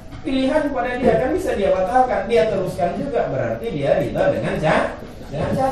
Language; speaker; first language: Indonesian; native; Indonesian